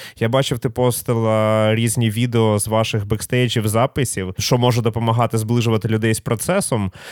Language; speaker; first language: Ukrainian; non-native, local second language; Russian